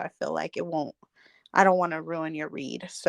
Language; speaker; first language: English; native; English